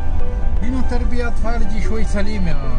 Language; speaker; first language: Arabic; native; Arabic